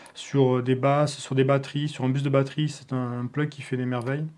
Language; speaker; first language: French; native; French